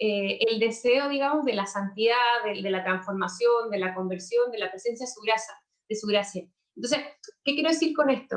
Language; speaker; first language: Spanish; native; Spanish